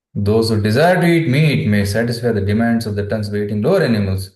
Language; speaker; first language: English; non-native, local second language; Kannada